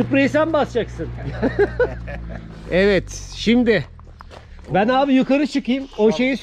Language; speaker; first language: Turkish; native; Turkish